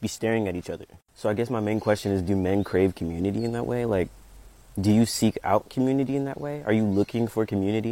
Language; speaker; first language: English; native; English